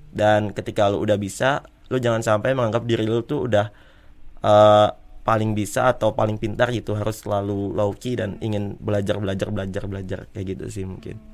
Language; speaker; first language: Indonesian; native; Indonesian